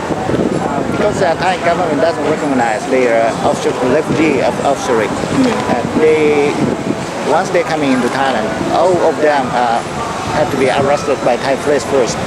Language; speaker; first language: English; non-native, fluent; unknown